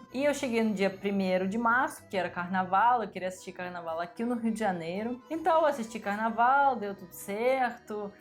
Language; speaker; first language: Portuguese; non-native, fluent; Russian